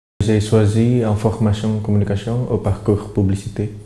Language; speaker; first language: French; non-native, learner; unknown